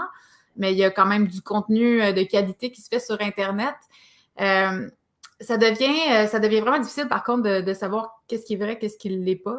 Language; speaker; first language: French; native; French